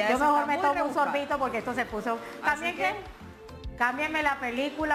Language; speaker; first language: Spanish; native; Spanish